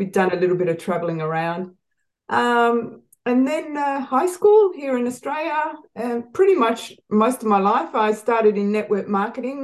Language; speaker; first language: English; native; English